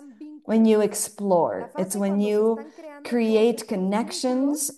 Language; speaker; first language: English; non-native, fluent; Spanish